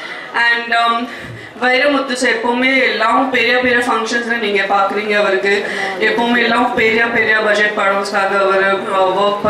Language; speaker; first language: Tamil; non-native, learner; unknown